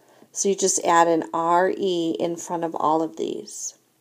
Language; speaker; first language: English; native; English